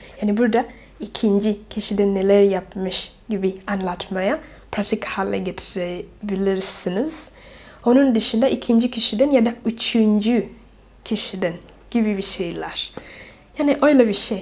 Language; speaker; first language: Turkish; non-native, learner; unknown